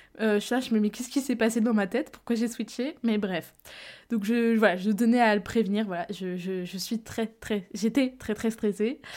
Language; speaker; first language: French; native; French